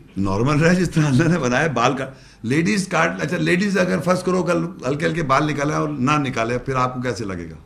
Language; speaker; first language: Urdu; native; Urdu